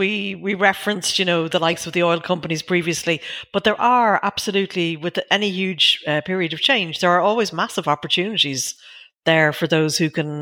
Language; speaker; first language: English; native; English